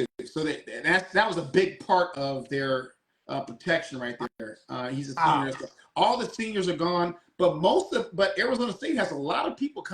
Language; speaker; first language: English; native; English